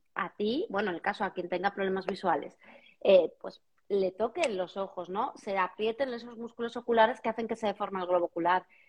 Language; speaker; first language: Spanish; native; Spanish